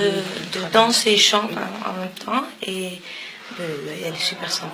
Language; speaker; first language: French; non-native, fluent; Spanish